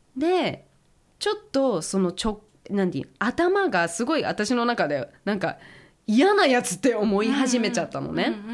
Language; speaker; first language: Japanese; early bilingual, heritage; Japanese